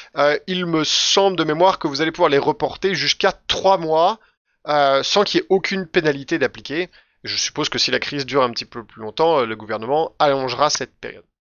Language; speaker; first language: French; native; French